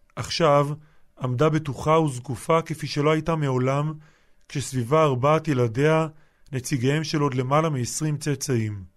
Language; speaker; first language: Hebrew; native; Hebrew